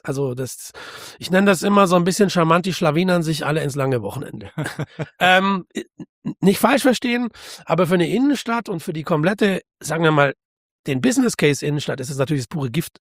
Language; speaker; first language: German; native; German